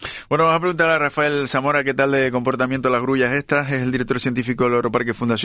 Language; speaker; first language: Spanish; native; Spanish